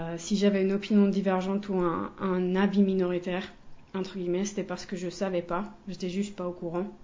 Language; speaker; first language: French; non-native, fluent; Finnish